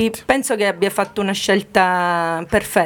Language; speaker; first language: Italian; native; Italian